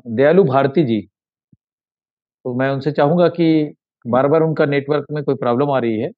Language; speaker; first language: Hindi; native; Hindi